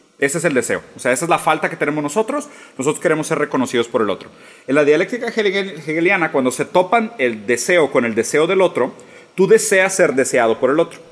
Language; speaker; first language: Spanish; early bilingual, other home language; Portuguese